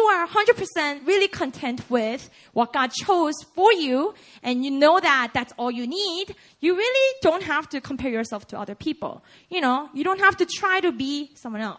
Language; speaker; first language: English; non-native, fluent; Korean